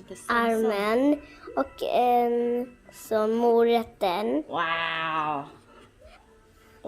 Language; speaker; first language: Swedish; early bilingual, other home language; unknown